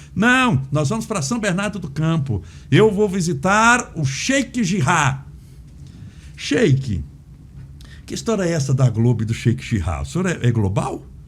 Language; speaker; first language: Portuguese; native; Portuguese